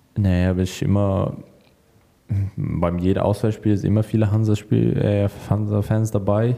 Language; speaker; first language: German; non-native, learner; Swedish